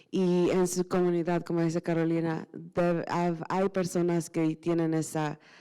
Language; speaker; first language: Spanish; early bilingual, heritage; Spanish